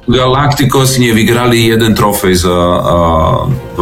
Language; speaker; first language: Polish; non-native, learner; Serbian